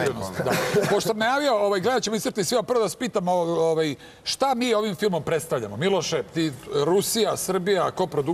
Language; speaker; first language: Serbian; native; Serbian